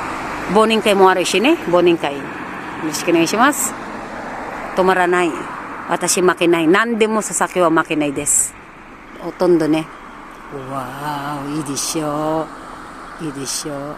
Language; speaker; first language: Japanese; non-native, learner; Filipino